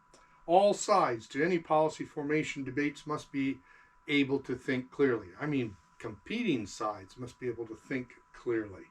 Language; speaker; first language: English; native; English